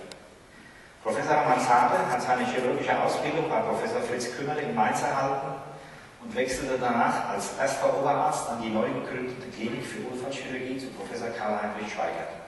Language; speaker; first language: German; native; German